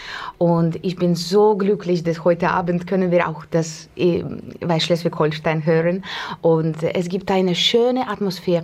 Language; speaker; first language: German; non-native, learner; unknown